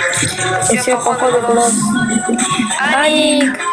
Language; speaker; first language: English; non-native, learner; Turkish